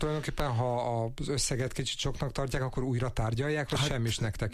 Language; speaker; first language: Hungarian; native; Hungarian